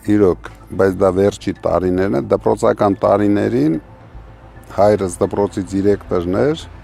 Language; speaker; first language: Armenian; native; Armenian